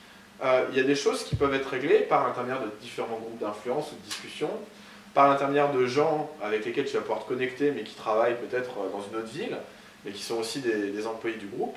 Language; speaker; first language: French; native; French